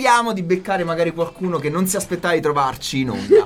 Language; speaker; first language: Italian; native; Italian